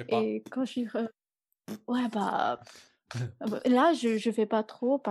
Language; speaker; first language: French; non-native, fluent; English